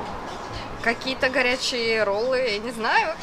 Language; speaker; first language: Russian; native; Russian